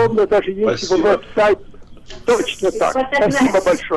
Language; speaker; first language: Russian; native; Russian